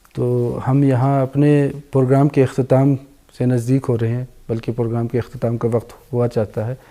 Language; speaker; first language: Urdu; non-native, fluent; Persian